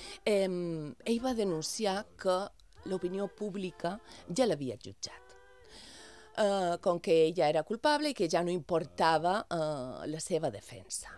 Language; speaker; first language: Catalan; native; Catalan